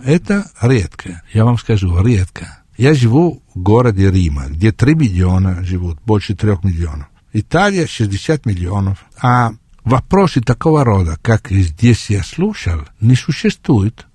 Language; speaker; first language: Russian; non-native, fluent; Italian